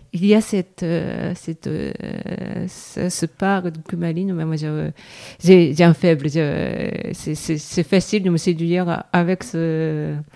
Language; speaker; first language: French; non-native, fluent; Japanese